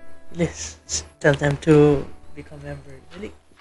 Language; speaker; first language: English; non-native, local second language; Filipino